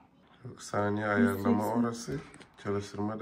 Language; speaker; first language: Turkish; native; Turkish